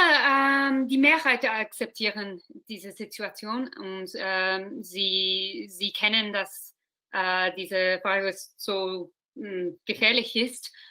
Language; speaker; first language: German; non-native, learner; English